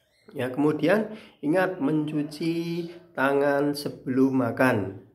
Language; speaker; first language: Indonesian; native; Indonesian